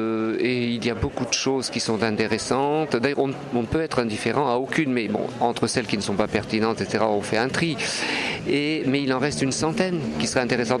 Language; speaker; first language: French; native; French